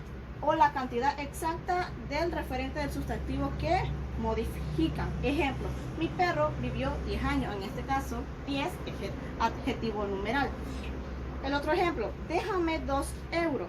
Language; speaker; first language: Spanish; native; Spanish